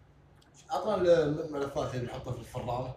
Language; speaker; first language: Arabic; native; Arabic